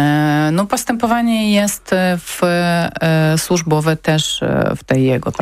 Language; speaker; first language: Polish; non-native, learner; Ukrainian